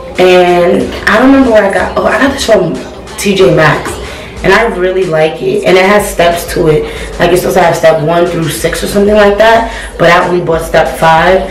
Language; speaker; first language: English; native; English